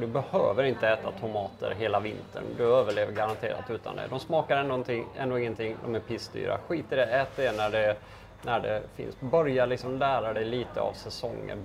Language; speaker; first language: Swedish; native; Swedish